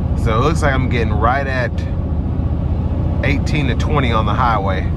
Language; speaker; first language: English; native; English